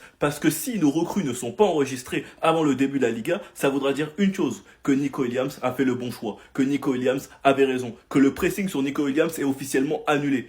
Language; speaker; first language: French; native; French